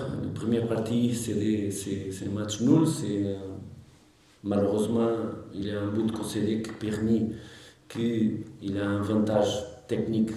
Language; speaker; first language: French; non-native, learner; Portuguese